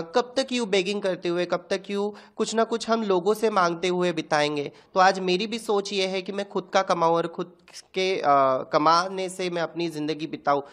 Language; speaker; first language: Hindi; non-native, local second language; Marathi